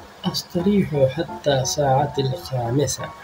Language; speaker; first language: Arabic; non-native, fluent; Urdu